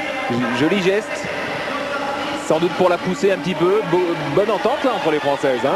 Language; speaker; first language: French; native; French